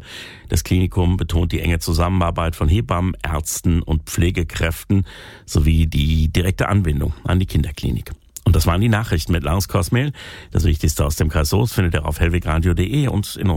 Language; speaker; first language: German; native; German